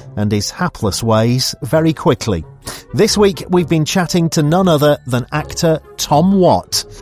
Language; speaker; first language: English; native; English